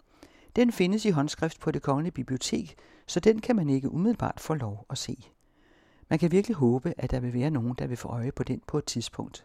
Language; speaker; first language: Danish; native; Danish